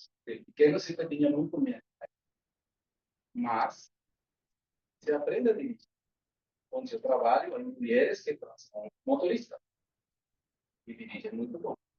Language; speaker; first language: Portuguese; non-native, learner; Spanish